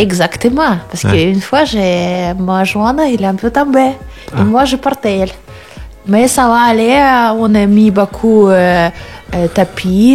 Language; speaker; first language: French; non-native, learner; Russian